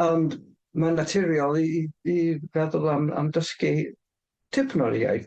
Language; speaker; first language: Welsh; non-native, fluent; English